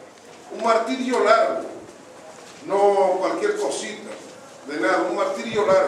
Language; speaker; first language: Spanish; native; Spanish